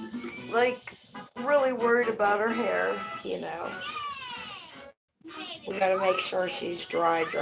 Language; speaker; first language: English; native; English